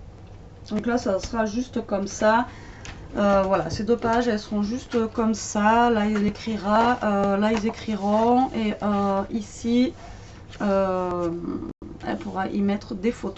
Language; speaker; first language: French; native; French